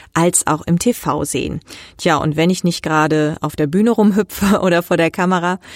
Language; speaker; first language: German; native; German